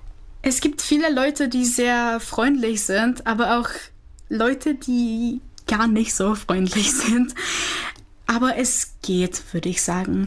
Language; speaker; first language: German; non-native, fluent; Czech